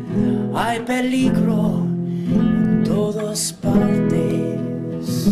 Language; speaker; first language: Spanish; non-native, learner; English